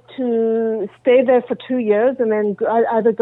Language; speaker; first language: English; native; English